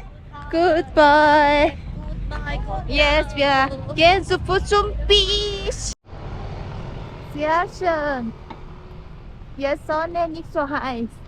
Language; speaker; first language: German; non-native, learner; Thai